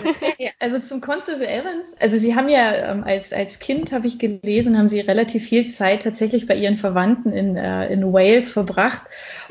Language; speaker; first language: German; native; German